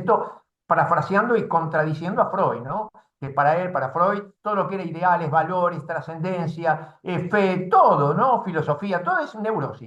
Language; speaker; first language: Spanish; native; Spanish